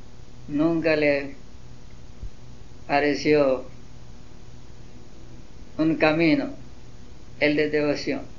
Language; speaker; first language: Spanish; non-native, learner; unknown